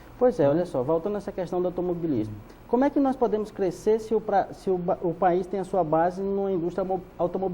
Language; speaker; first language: Portuguese; native; Portuguese